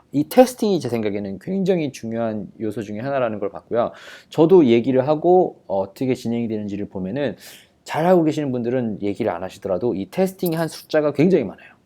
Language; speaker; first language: Korean; early bilingual, heritage; Korean